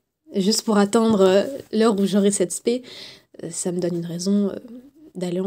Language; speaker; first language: French; native; French